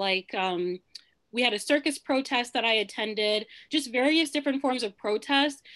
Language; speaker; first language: English; early bilingual, other home language; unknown